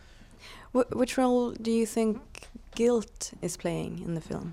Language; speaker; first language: English; non-native, fluent; Swedish